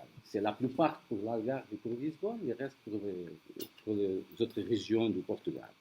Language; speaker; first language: French; non-native, fluent; Portuguese